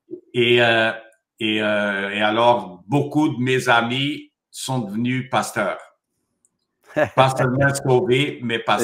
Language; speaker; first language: French; non-native, fluent; Portuguese